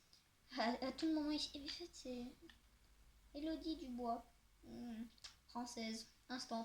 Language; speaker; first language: French; native; French